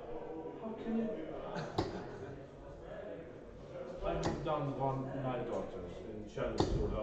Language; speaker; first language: English; non-native, learner; Norwegian